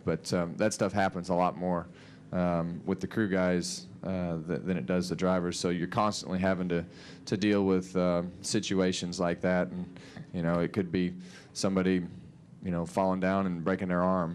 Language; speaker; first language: English; native; English